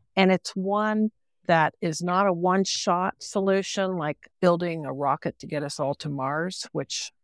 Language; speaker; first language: English; native; English